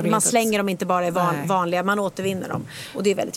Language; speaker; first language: Swedish; native; Swedish